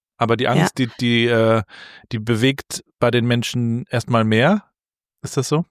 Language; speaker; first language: German; native; German